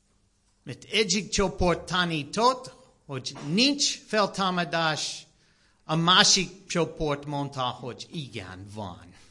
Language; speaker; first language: Hungarian; non-native, learner; English